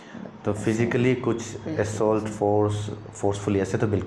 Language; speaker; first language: Hindi; non-native, local second language; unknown